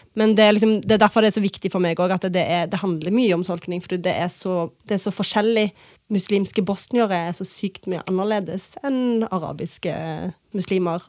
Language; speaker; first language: Norwegian; early bilingual, other home language; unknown